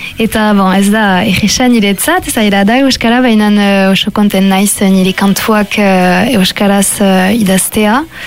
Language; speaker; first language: Basque; non-native, local second language; French